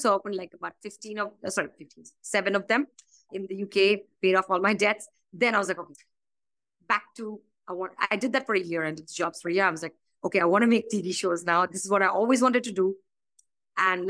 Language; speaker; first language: English; non-native, local second language; Bangla